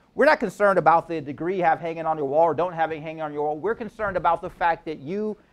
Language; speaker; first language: English; native; English